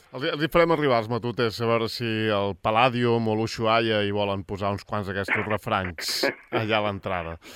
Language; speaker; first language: Catalan; native; Catalan